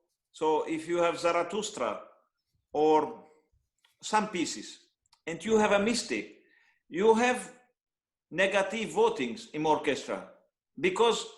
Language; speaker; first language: English; non-native, learner; Hungarian